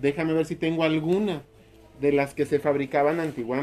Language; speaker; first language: Spanish; native; Spanish